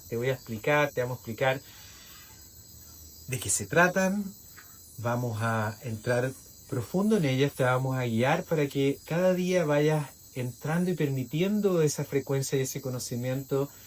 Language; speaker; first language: Spanish; native; Spanish